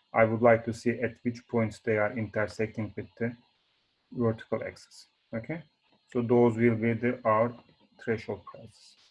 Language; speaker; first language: English; non-native, fluent; Turkish